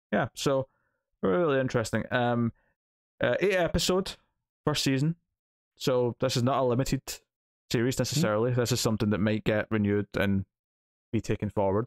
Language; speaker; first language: English; native; English